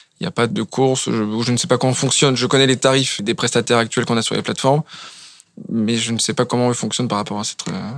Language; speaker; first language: French; native; French